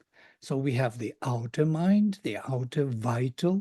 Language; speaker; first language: English; non-native, fluent; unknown